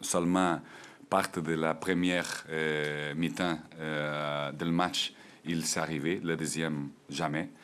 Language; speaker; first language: French; non-native, learner; Portuguese